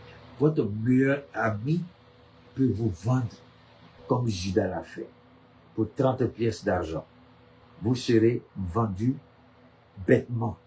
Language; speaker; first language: French; native; French